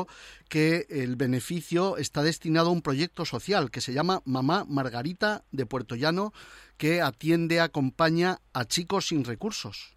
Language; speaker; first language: Spanish; native; Spanish